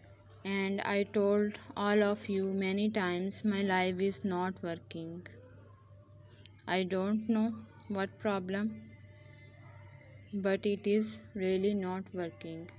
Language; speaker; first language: English; non-native, learner; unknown